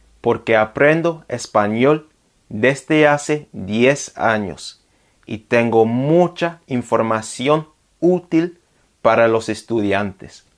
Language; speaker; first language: Spanish; non-native, fluent; English